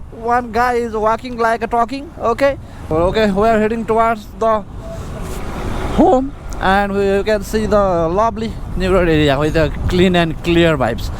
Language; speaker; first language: English; non-native, learner; Nepali